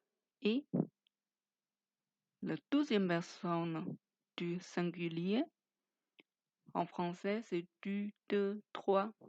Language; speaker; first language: French; non-native, fluent; Chinese